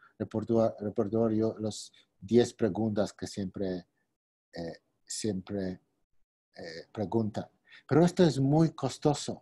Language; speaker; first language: Spanish; non-native, fluent; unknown